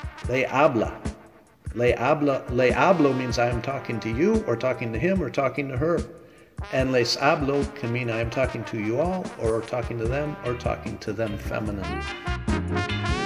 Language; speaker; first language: English; native; English